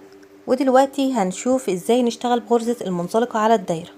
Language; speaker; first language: Arabic; native; Arabic